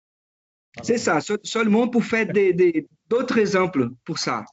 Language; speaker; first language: French; non-native, fluent; Portuguese